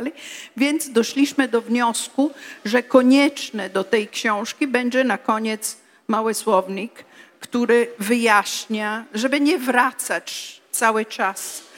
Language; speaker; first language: Polish; non-native, fluent; Italian